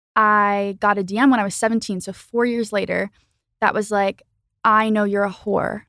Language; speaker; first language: English; native; English